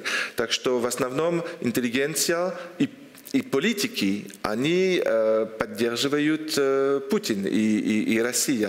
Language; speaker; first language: Russian; non-native, fluent; French